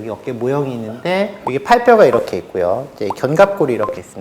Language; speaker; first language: Korean; native; Korean